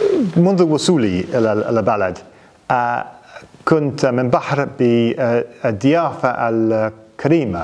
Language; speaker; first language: Arabic; non-native, fluent; English